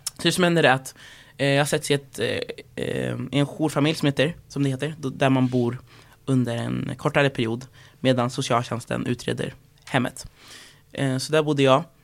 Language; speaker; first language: Swedish; early bilingual, other home language; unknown